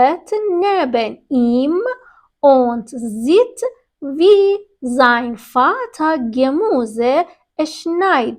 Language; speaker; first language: German; non-native, fluent; Persian